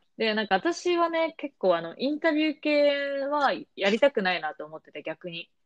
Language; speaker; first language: Japanese; native; Japanese